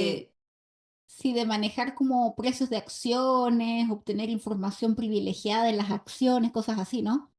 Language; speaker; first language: Spanish; native; Spanish